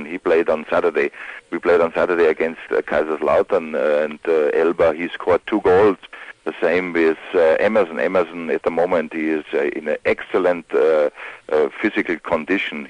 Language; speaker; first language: English; non-native, fluent; German